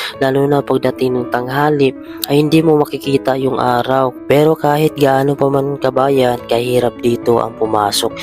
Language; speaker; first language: Filipino; native; Filipino